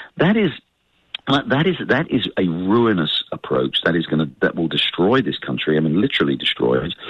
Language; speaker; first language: English; native; English